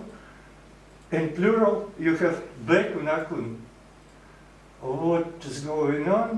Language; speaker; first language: English; non-native, fluent; Russian